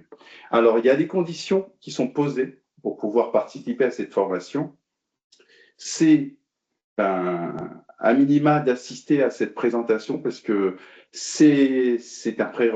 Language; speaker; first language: French; native; French